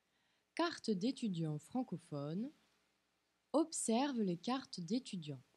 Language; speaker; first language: French; non-native, fluent; Portuguese